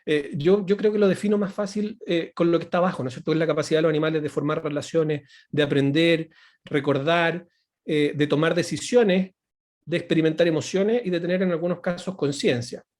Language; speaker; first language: Spanish; native; Spanish